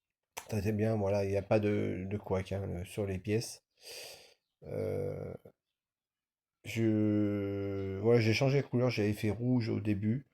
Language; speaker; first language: French; native; French